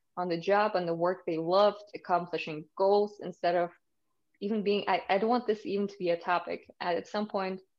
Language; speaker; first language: English; early bilingual, other home language; Russian